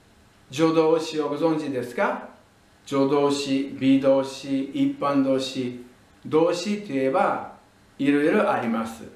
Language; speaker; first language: Japanese; non-native, fluent; English